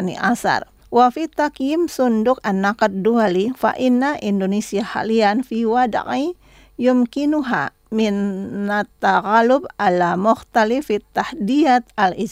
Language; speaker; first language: Arabic; non-native, fluent; Indonesian